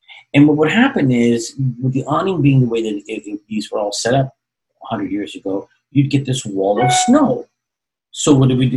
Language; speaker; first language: English; native; English